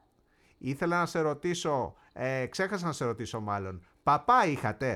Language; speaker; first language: Greek; native; Greek